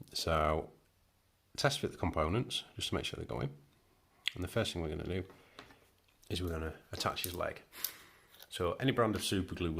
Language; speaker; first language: English; native; English